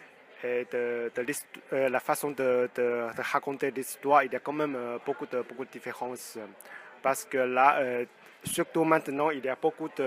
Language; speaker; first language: French; non-native, fluent; Chinese